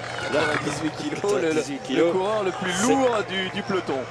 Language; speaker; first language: French; native; French